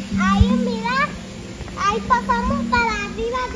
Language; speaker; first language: Spanish; early bilingual, other home language; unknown